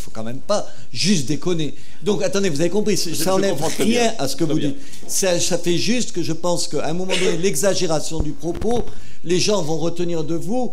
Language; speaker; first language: French; native; French